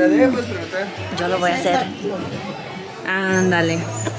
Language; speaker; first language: Spanish; non-native, fluent; English